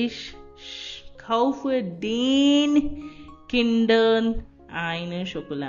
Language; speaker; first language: German; non-native, fluent; Hindi